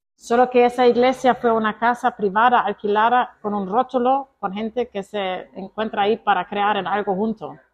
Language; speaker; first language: Spanish; non-native, fluent; Croatian